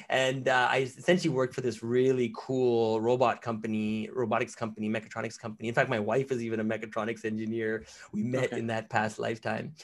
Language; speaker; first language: English; native; English